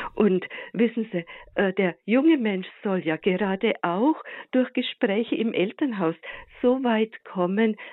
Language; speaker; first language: German; native; German